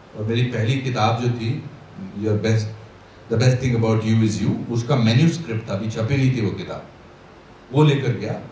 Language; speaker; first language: Hindi; native; Hindi